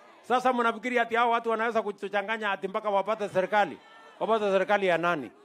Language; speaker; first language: Swahili; non-native, local second language; Kalenjin